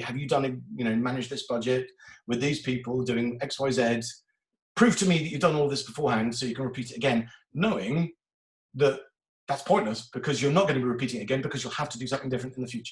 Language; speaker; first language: English; native; English